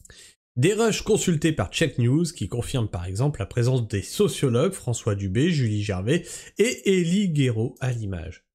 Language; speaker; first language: French; native; French